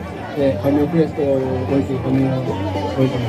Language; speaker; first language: Italian; non-native, learner; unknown